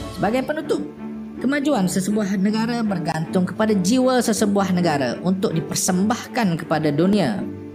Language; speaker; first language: Malay; native; Malay